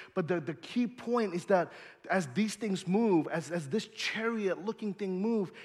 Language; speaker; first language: English; early bilingual, other home language; Indonesian